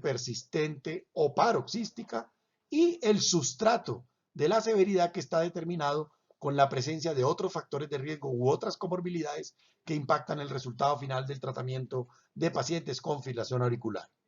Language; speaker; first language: Spanish; native; Spanish